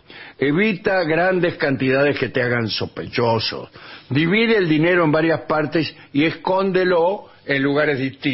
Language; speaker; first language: Spanish; native; Spanish